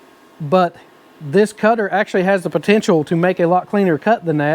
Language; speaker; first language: English; native; English